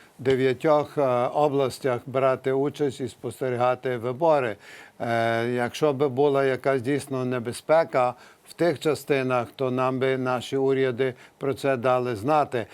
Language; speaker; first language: Ukrainian; early bilingual, heritage; Ukrainian